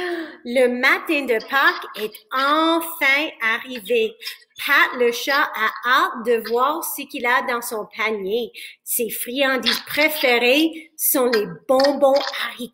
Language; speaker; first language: French; non-native, fluent; English